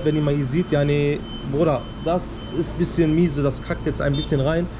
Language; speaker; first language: German; early bilingual, other home language; Turkish